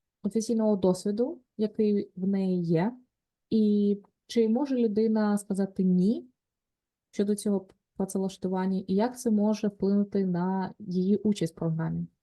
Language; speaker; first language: Ukrainian; native; Ukrainian